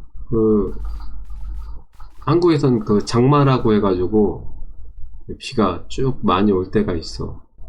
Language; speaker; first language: Korean; native; Korean